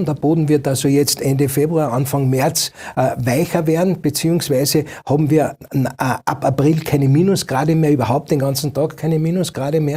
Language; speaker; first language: German; native; German